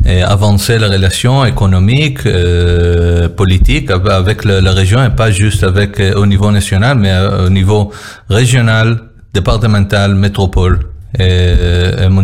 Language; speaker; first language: French; non-native, learner; Hebrew